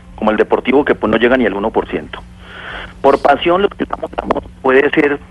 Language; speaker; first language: Spanish; native; Spanish